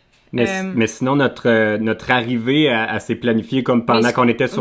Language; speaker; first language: French; native; French